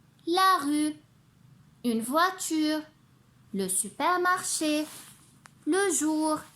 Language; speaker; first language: French; non-native, local second language; Arabic